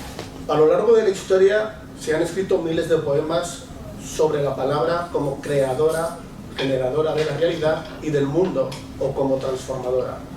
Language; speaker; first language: Spanish; native; Spanish